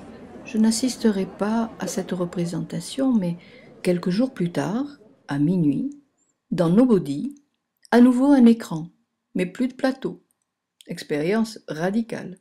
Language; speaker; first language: French; native; French